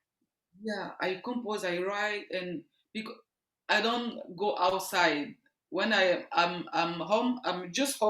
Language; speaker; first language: English; non-native, learner; French